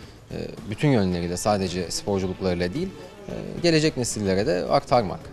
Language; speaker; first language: Turkish; native; Turkish